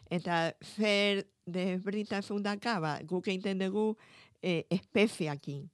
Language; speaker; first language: Basque; non-native, fluent; Spanish